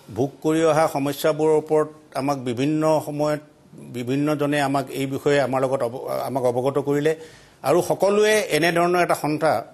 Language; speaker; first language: Assamese; native; Assamese